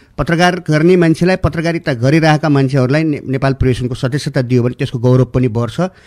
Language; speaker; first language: Nepali; native; Nepali